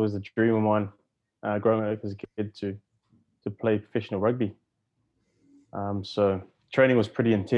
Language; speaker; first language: English; native; English